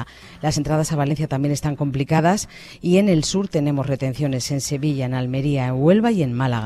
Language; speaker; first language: Spanish; native; Spanish